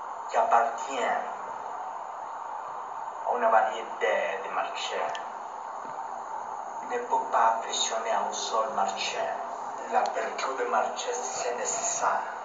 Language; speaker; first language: French; non-native, learner; Spanish